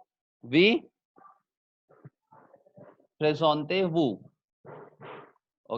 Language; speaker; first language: French; non-native, fluent; Hindi